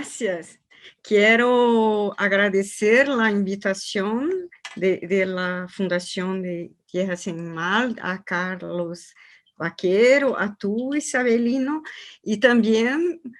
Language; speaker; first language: Spanish; non-native, learner; Portuguese